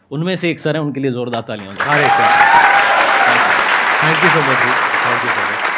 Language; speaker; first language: Hindi; native; Hindi